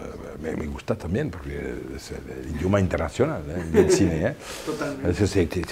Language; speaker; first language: Spanish; non-native, fluent; French